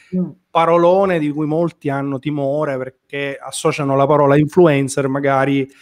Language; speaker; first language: Italian; native; Italian